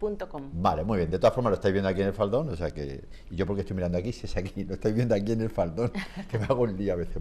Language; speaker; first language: Spanish; native; Spanish